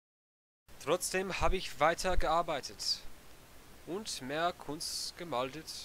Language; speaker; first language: German; non-native, learner; English